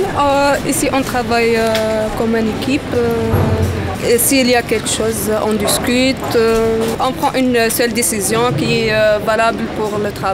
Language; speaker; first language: French; non-native, local second language; Arabic